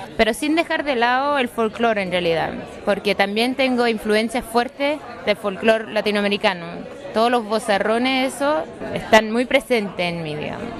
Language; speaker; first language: Spanish; early bilingual, heritage; Spanish